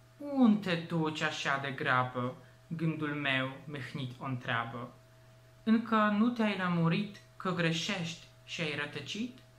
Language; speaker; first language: Romanian; non-native, fluent; Polish